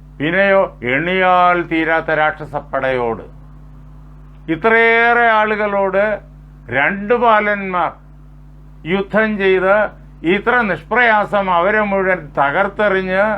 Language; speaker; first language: Malayalam; native; Malayalam